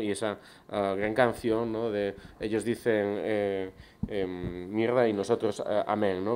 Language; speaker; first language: Spanish; native; Spanish